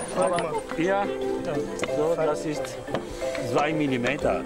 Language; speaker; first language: German; non-native, learner; Italian